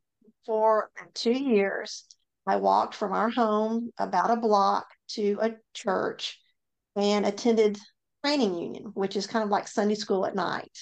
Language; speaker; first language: English; native; English